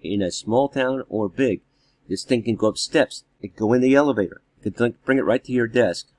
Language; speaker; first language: English; native; English